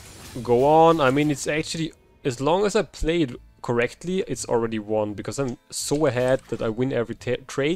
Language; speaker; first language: English; non-native, fluent; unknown